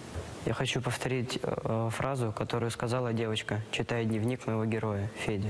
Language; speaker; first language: Russian; native; Russian